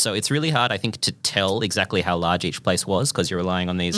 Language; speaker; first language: English; native; English